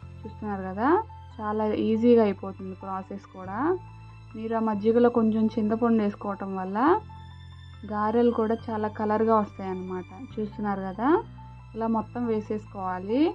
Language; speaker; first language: Telugu; native; Telugu